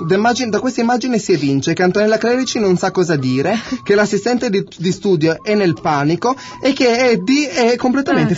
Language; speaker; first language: Italian; native; Italian